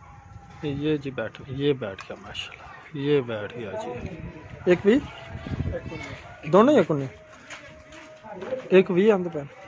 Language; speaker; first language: Hindi; non-native, local second language; Punjabi